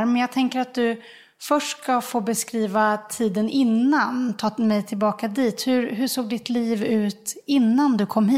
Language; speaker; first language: Swedish; native; Swedish